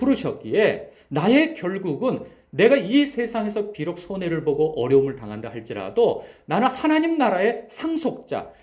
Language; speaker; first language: Korean; native; Korean